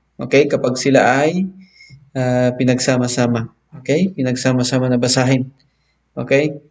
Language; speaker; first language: Filipino; non-native, local second language; Maranao